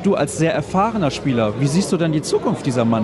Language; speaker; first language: German; native; German